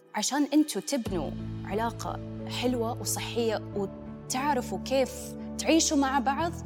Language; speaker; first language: Arabic; early bilingual, other home language; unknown